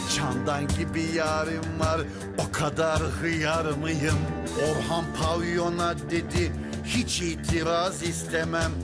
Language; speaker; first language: Turkish; native; Turkish